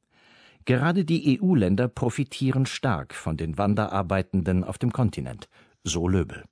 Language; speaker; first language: German; native; German